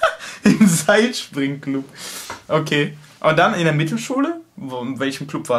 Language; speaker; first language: German; native; German